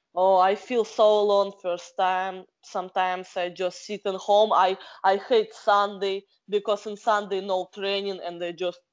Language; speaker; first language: English; non-native, learner; Kazakh